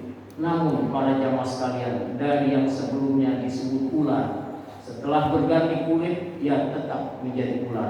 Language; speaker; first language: Indonesian; native; Indonesian